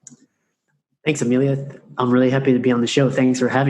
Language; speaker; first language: English; native; English